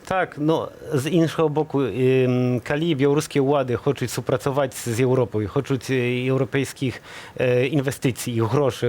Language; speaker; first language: Polish; non-native, learner; Belarusian